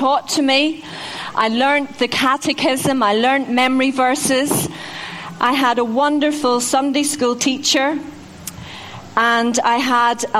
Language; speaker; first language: English; native; English